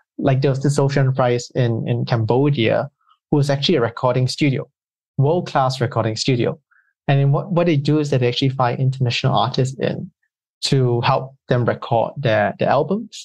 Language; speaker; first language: English; native; English